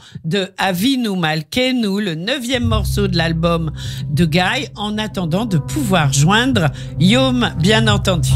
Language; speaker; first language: French; native; French